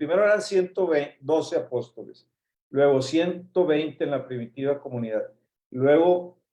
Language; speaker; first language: Spanish; native; Spanish